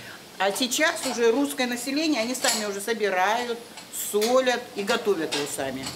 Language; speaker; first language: Russian; native; Russian